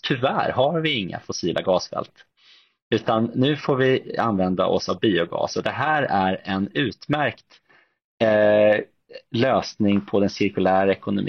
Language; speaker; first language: Swedish; native; Swedish